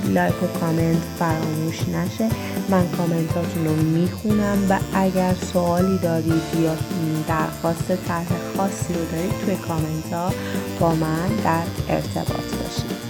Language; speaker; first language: Persian; native; Persian